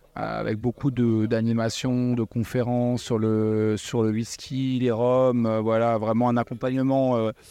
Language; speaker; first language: French; native; French